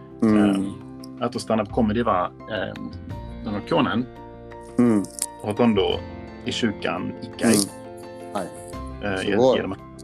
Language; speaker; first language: Japanese; non-native, learner; Swedish